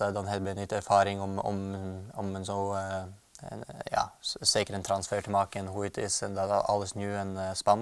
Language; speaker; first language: Dutch; non-native, fluent; Norwegian